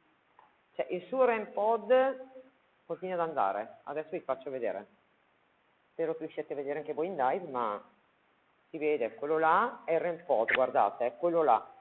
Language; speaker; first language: Italian; native; Italian